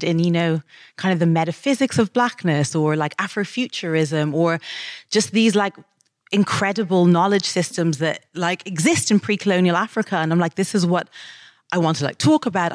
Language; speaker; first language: English; native; English